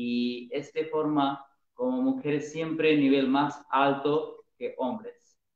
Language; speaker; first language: Spanish; non-native, learner; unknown